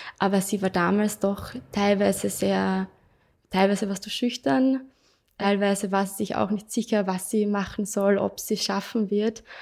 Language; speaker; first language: German; native; German